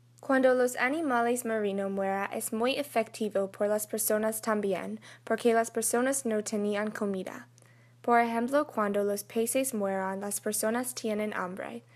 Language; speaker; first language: Spanish; non-native, learner; English